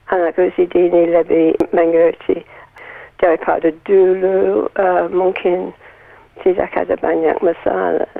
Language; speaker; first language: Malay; non-native, learner; English